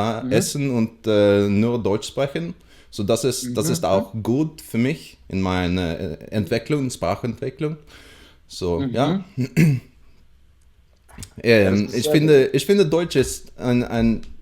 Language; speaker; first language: German; non-native, learner; Swedish